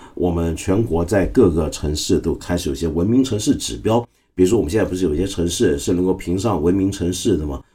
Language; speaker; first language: Chinese; non-native, local second language; Cantonese